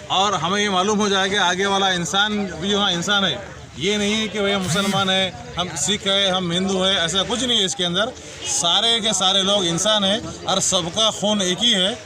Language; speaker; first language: Urdu; native; Urdu